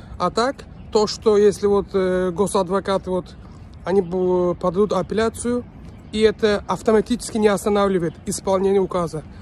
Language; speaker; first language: Russian; non-native, local second language; Uzbek